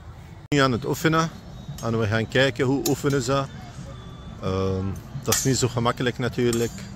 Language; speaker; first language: Dutch; non-native, fluent; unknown